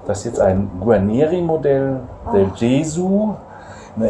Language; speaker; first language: German; native; German